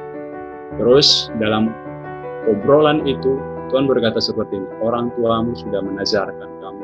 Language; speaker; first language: Indonesian; native; Indonesian